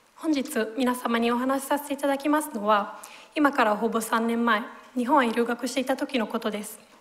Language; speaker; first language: Japanese; non-native, fluent; Italian